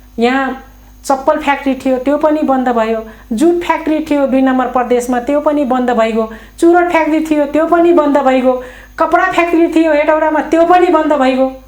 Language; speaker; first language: Nepali; non-native, local second language; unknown